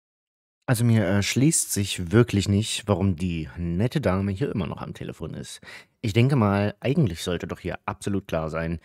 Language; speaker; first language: German; native; German